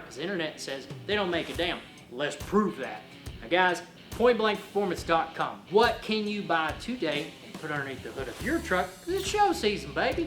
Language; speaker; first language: English; native; English